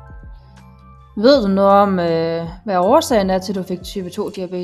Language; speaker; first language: Danish; native; Danish